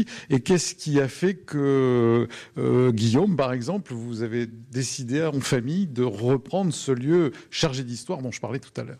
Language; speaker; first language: French; native; French